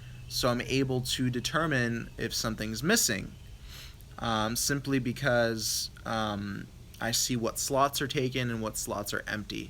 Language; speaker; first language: English; native; English